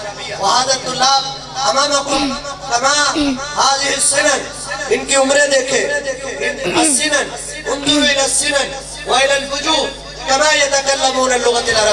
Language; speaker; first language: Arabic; non-native, fluent; Urdu